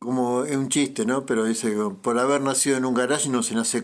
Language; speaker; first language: Spanish; native; Spanish